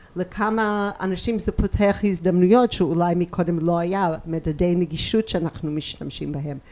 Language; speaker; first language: Hebrew; non-native, fluent; English